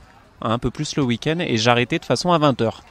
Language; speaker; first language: French; native; French